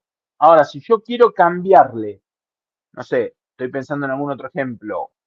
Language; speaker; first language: Spanish; native; Spanish